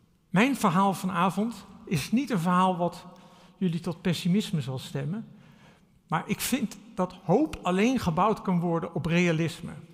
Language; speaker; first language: Dutch; native; Dutch